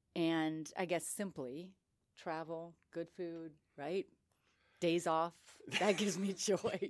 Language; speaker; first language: English; native; English